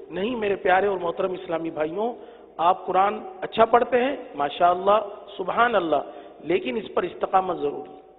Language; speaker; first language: Urdu; native; Urdu